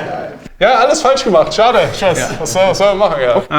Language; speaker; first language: German; native; German